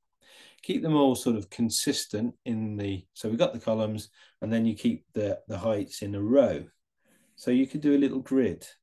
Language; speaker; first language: English; native; English